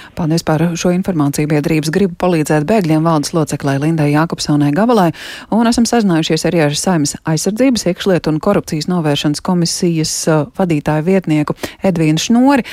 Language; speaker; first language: Latvian; native; Latvian